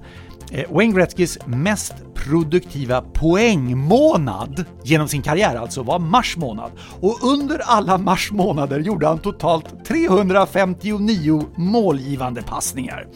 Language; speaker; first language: Swedish; native; Swedish